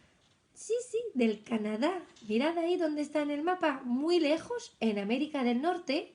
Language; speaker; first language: Spanish; non-native, fluent; French